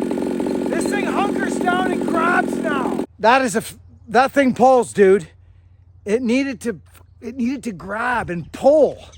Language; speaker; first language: English; native; English